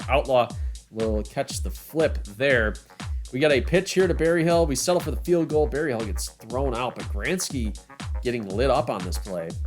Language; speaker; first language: English; native; English